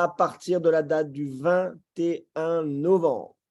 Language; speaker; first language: French; native; French